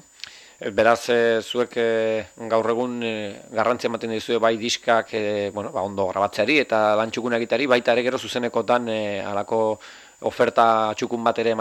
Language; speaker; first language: Basque; native; Basque